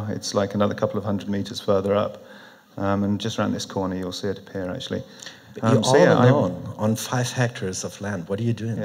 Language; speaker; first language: English; native; English